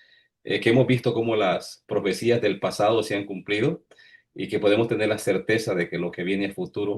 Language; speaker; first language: Spanish; native; Spanish